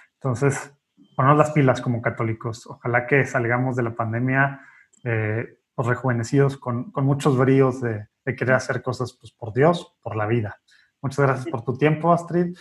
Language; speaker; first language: Spanish; native; Spanish